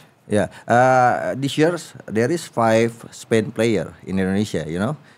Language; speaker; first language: English; non-native, learner; Indonesian